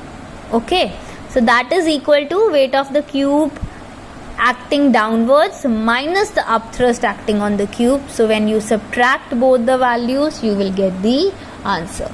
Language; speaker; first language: English; non-native, local second language; Hindi